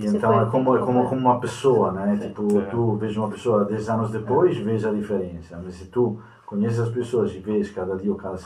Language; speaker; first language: Portuguese; non-native, fluent; Italian